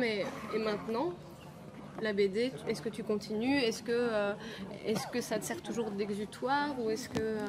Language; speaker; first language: French; native; French